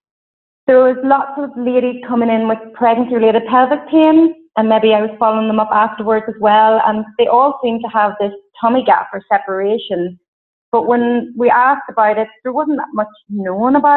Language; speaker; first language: English; native; English